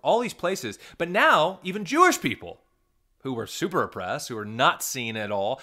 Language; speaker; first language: English; native; English